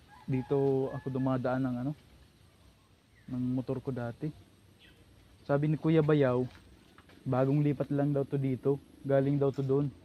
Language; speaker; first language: Filipino; native; Filipino